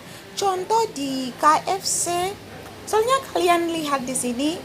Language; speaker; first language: Indonesian; non-native, learner; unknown